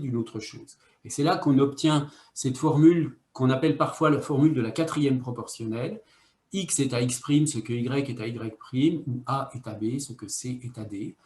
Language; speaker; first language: French; native; French